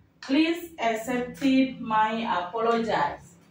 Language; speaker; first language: English; non-native, learner; Indonesian